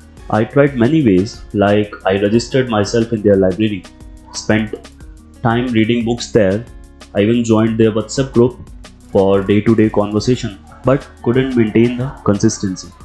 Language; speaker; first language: English; non-native, local second language; Hindi